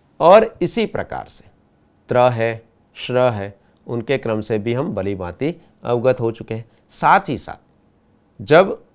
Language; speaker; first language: Hindi; non-native, local second language; Gujarati